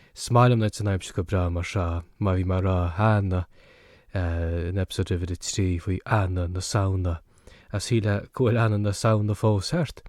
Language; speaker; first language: Irish; native; Irish